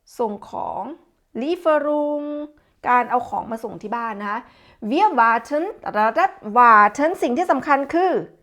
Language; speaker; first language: Thai; native; Thai